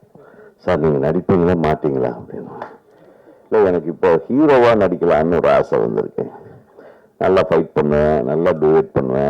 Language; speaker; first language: Tamil; native; Tamil